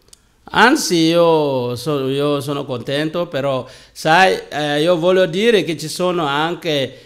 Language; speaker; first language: Italian; non-native, learner; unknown